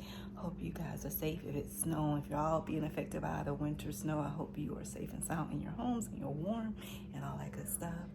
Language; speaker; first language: English; native; English